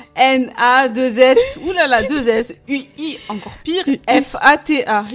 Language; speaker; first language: French; native; French